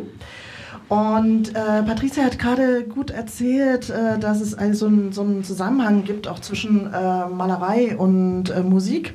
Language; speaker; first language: German; native; German